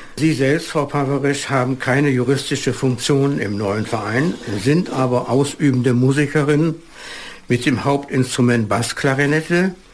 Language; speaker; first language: German; native; German